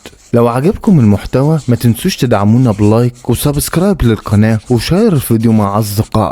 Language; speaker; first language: Arabic; native; Arabic